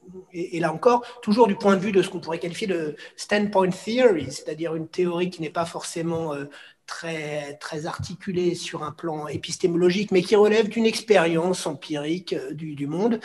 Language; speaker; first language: French; native; French